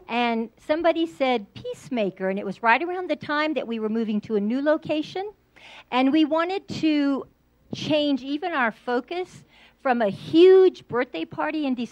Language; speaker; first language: English; native; English